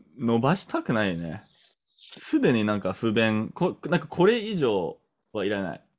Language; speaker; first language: Japanese; non-native, fluent; English